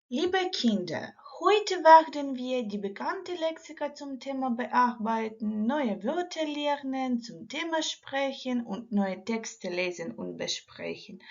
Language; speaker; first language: German; non-native, fluent; Ukrainian